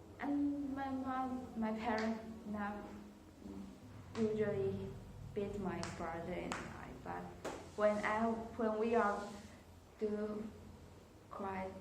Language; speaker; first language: English; non-native, learner; Chinese